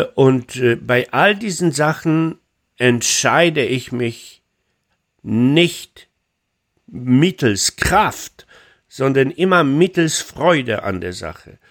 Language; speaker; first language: German; non-native, fluent; Polish